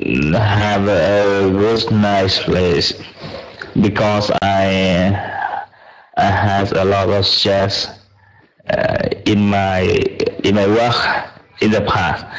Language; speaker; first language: English; non-native, learner; Vietnamese